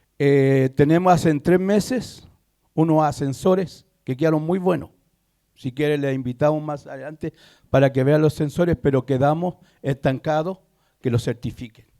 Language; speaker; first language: Spanish; native; Spanish